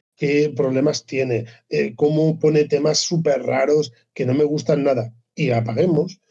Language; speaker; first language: Spanish; native; Spanish